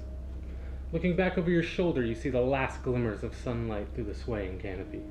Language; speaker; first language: English; native; English